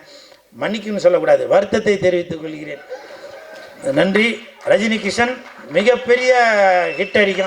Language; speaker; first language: Tamil; native; Tamil